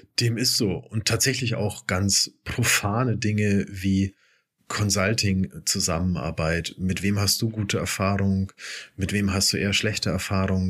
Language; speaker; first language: German; native; German